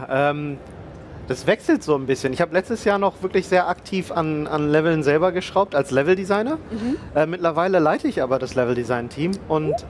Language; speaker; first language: German; native; German